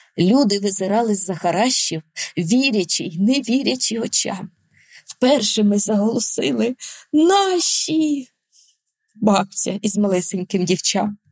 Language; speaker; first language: Ukrainian; non-native, local second language; Russian